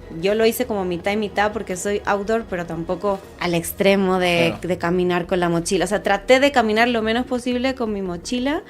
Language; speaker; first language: Spanish; native; Spanish